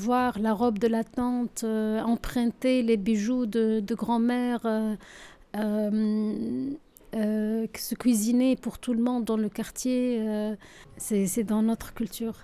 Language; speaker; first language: French; non-native, local second language; Arabic